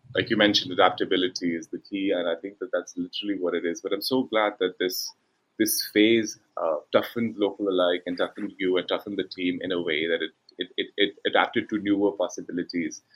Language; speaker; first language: English; non-native, local second language; Hindi